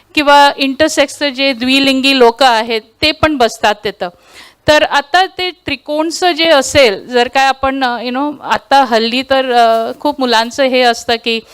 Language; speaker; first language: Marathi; non-native, local second language; Tulu